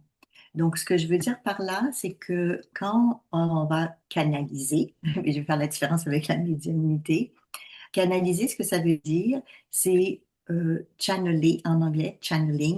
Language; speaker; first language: French; native; French